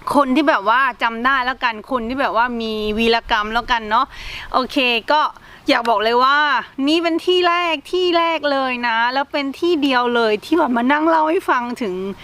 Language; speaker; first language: Thai; native; Thai